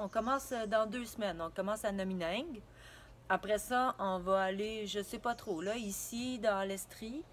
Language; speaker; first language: French; native; French